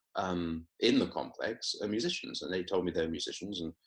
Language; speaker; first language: English; native; English